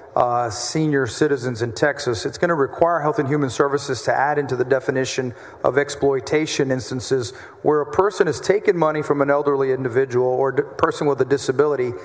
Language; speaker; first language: English; native; English